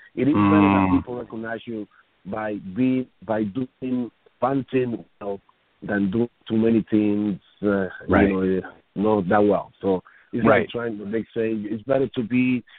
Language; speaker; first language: English; non-native, fluent; Spanish